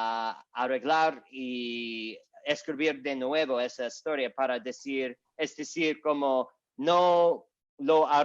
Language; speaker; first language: Spanish; non-native, learner; English